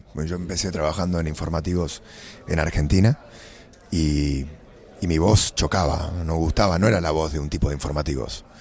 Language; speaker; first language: Spanish; native; Spanish